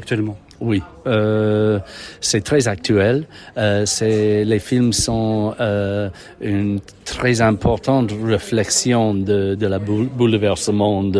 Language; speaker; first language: French; non-native, fluent; English